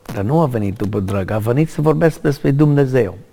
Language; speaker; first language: Romanian; non-native, learner; English